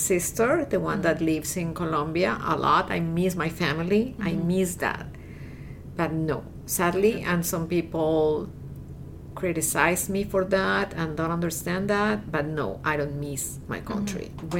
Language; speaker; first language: English; non-native, fluent; Spanish